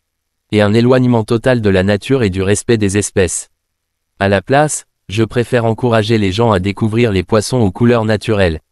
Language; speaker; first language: French; native; French